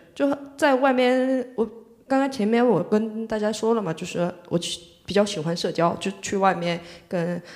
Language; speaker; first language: Chinese; non-native, fluent; Korean